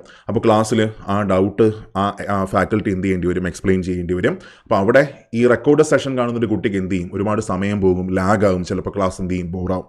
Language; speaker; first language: Malayalam; native; Malayalam